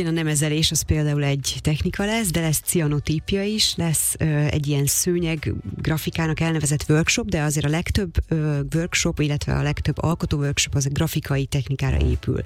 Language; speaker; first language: Hungarian; native; Hungarian